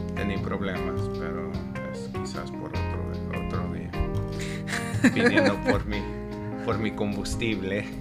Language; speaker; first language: Spanish; non-native, learner; English